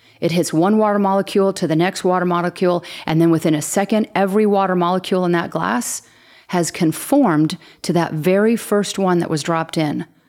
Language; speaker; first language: English; native; English